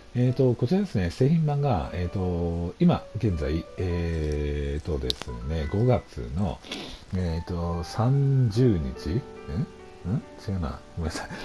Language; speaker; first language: Japanese; native; Japanese